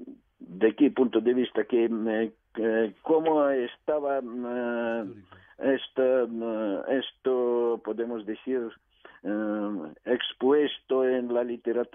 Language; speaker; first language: Spanish; non-native, fluent; Russian